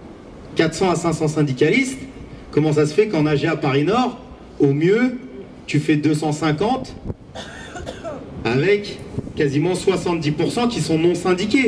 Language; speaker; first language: French; native; French